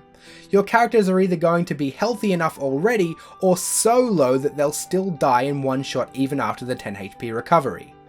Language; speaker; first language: English; native; English